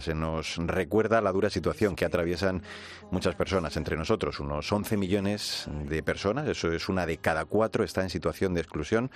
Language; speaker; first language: Spanish; native; Spanish